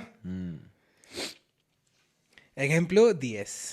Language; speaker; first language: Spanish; non-native, learner; Hindi